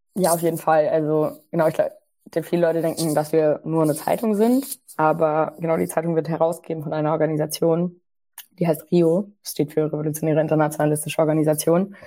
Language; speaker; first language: German; native; German